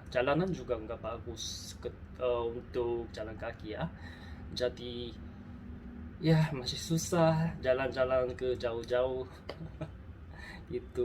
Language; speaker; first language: Indonesian; non-native, learner; Korean